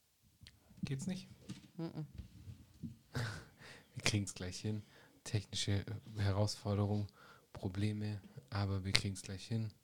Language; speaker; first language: German; native; German